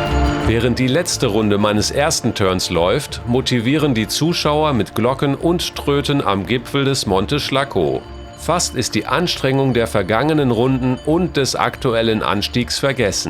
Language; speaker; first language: German; native; German